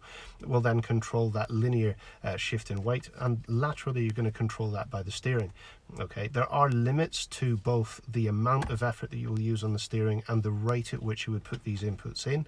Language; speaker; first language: English; native; English